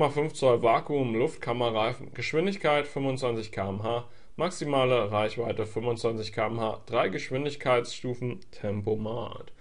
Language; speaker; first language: German; native; German